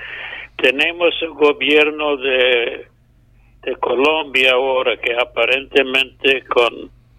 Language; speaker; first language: Spanish; non-native, fluent; English